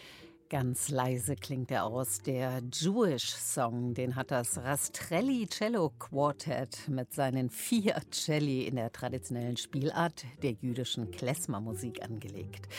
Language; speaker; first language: German; native; German